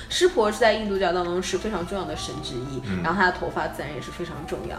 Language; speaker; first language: Chinese; native; Chinese